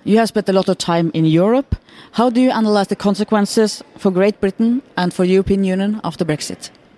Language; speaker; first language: English; non-native, fluent; Norwegian